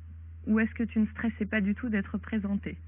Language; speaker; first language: French; native; French